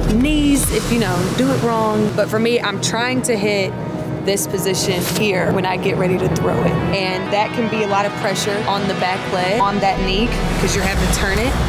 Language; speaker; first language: English; native; English